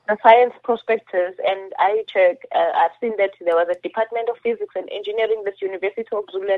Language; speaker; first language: English; non-native, local second language; Zulu